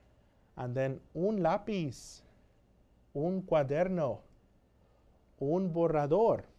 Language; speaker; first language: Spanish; non-native, fluent; English